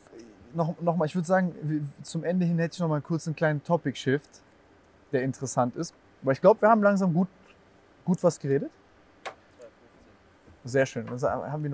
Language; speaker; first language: German; native; German